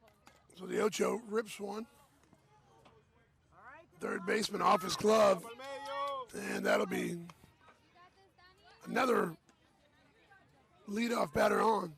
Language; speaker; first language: English; native; English